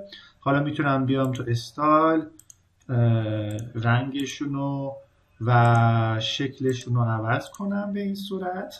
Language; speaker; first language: Persian; native; Persian